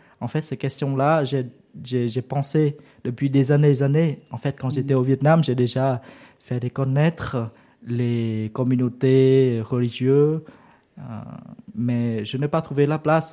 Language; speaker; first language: French; non-native, learner; Vietnamese